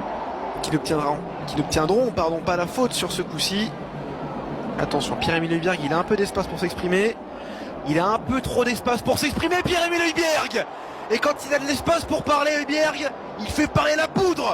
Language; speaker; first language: French; native; French